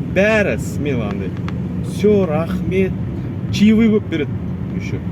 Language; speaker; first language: Russian; non-native, local second language; Kazakh